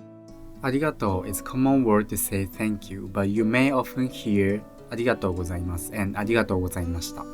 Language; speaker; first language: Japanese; native; Japanese